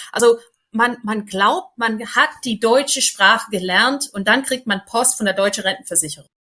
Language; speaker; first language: German; non-native, fluent; English